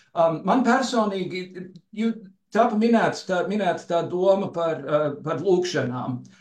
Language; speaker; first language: Latvian; early bilingual, heritage; Latvian